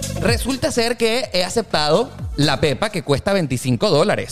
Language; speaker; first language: Spanish; native; Spanish